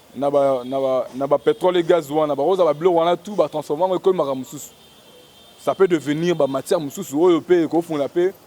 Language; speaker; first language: Lingala; native; Lingala